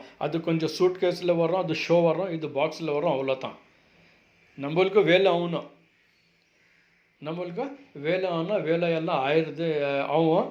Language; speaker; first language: Tamil; non-native, local second language; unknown